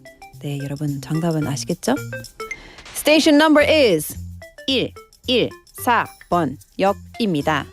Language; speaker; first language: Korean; non-native, learner; English